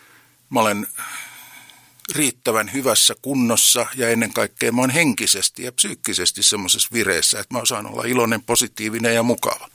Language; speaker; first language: Finnish; native; Finnish